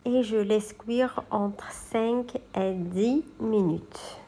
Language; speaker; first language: French; non-native, local second language; Arabic